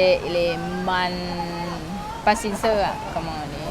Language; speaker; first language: French; non-native, learner; Thai